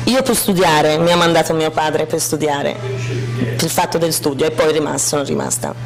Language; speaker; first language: Italian; non-native, fluent; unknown